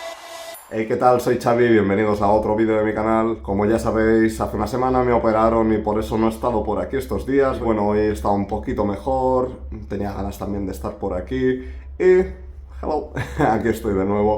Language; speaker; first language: Spanish; native; Spanish